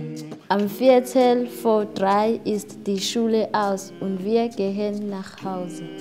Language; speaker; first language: German; non-native, learner; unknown